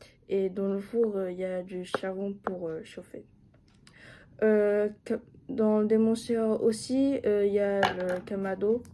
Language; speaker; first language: French; non-native, fluent; Japanese